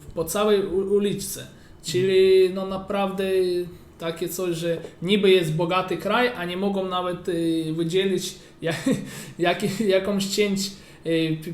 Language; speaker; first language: Polish; non-native, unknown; Ukrainian